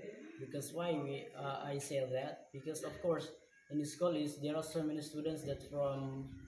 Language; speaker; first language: English; non-native, learner; Indonesian